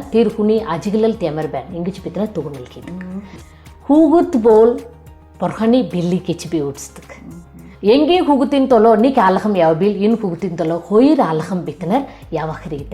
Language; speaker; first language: Mongolian; non-native, fluent; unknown